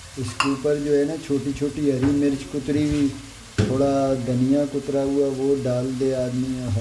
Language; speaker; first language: Urdu; non-native, local second language; Punjabi